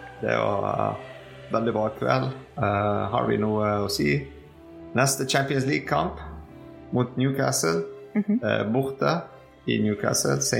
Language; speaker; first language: Norwegian; non-native, fluent; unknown